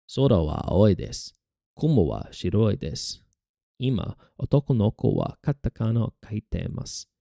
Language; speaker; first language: Japanese; non-native, learner; English